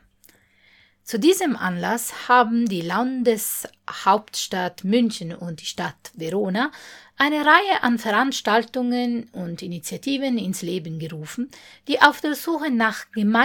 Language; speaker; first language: German; non-native, fluent; Italian